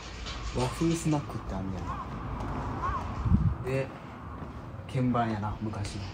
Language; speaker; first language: Japanese; native; Japanese